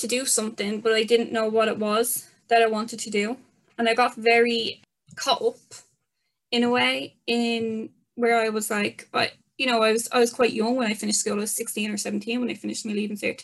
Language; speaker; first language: English; native; English